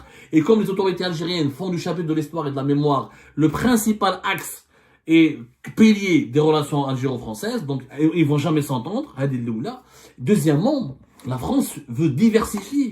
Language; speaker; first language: French; non-native, local second language; Arabic